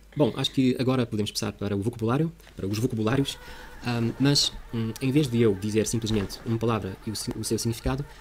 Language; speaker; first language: Portuguese; non-native, fluent; Russian